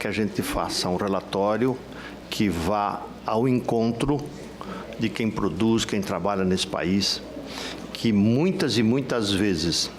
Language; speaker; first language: Portuguese; native; Portuguese